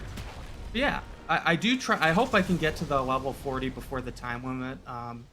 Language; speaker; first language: English; native; English